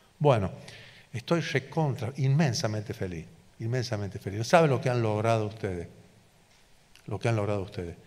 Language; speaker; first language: Spanish; native; Spanish